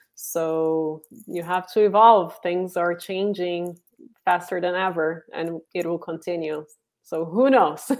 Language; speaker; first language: English; non-native, fluent; Portuguese